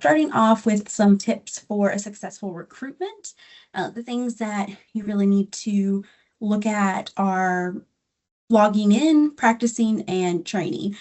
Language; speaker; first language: English; native; English